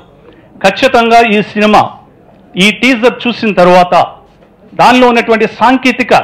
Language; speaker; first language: Telugu; native; Telugu